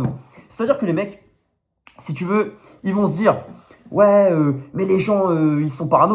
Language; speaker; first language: French; native; French